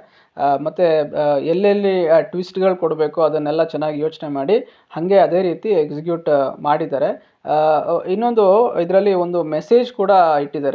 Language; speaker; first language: Kannada; native; Kannada